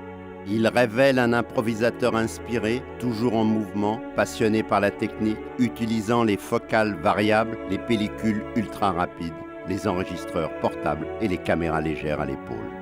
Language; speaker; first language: French; native; French